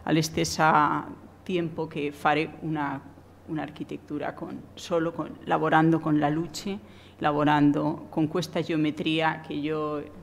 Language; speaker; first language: Italian; non-native, learner; Spanish